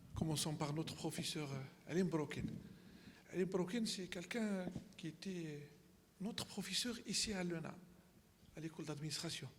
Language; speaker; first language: French; non-native, local second language; Arabic